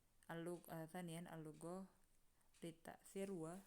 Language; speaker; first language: Arabic; non-native, fluent; Indonesian